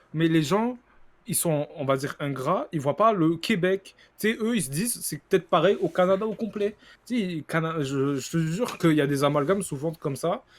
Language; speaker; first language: French; native; French